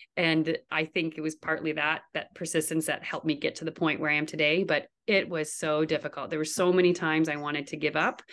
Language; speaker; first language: English; native; English